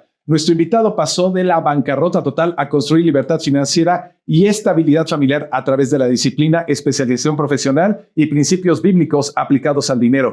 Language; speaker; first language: Spanish; native; Spanish